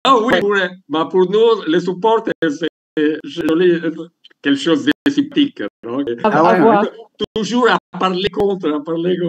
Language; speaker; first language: French; non-native, learner; Italian